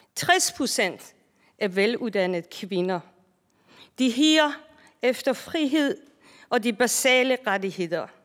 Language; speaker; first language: Danish; non-native, fluent; Persian